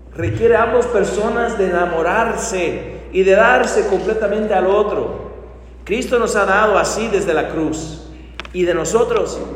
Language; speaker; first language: Spanish; non-native, fluent; English